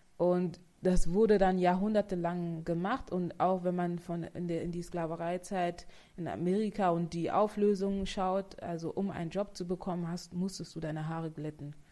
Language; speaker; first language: German; native; German